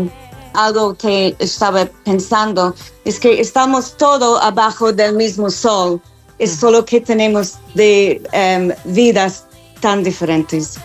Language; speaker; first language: Spanish; non-native, fluent; English